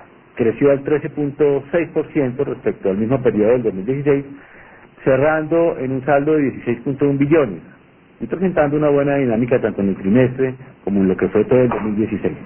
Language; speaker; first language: Spanish; native; Spanish